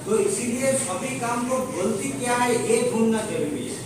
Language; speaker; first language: Hindi; non-native, local second language; Bangla